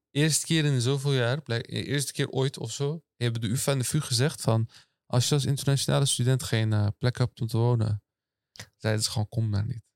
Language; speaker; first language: Dutch; early bilingual, other home language; Turkish